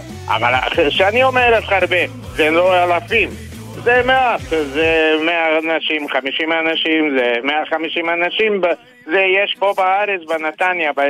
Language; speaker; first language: Hebrew; non-native, fluent; Bosnian